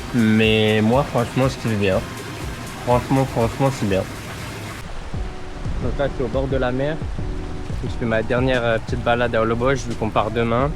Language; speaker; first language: French; native; French